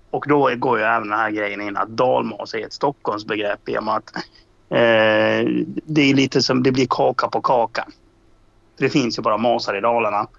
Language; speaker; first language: Swedish; native; Swedish